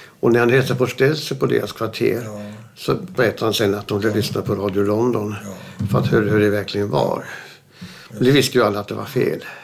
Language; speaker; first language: Swedish; early bilingual, other home language; German